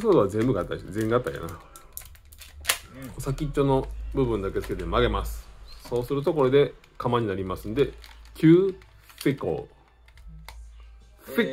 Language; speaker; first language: Japanese; native; Japanese